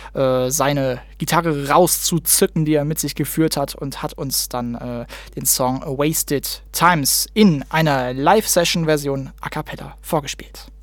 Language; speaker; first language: German; native; German